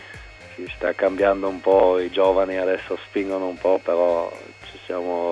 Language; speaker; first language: Italian; non-native, local second language; German